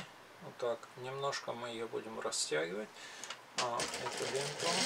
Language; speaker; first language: Russian; native; Russian